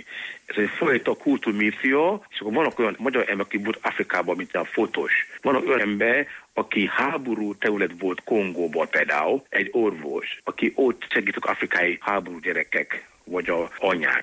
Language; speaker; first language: Hungarian; non-native, learner; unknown